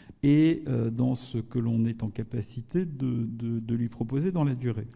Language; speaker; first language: French; native; French